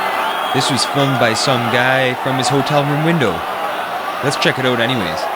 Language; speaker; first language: English; native; English